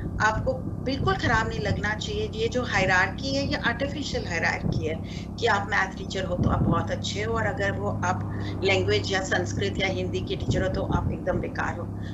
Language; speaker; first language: Hindi; non-native, local second language; Marathi